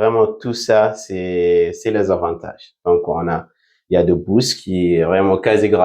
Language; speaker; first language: French; non-native, fluent; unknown